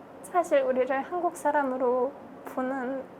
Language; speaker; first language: Korean; early bilingual, heritage; Korean